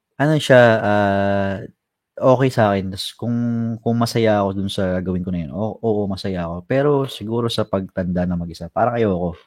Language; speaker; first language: Filipino; native; Filipino